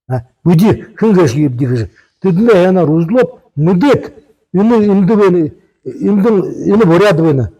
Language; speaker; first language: Mongolian; non-native, learner; Buriat